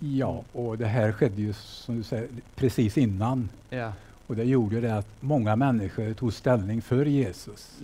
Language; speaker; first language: Swedish; native; Swedish